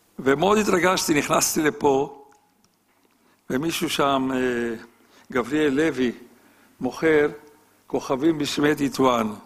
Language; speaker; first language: Hebrew; native; Hebrew